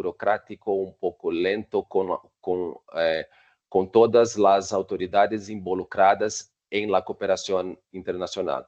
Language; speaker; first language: Spanish; non-native, fluent; Portuguese